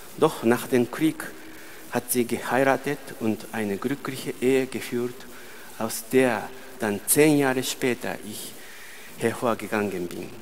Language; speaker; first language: German; non-native, fluent; Japanese